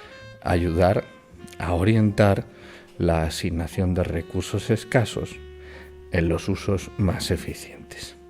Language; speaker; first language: Spanish; native; Spanish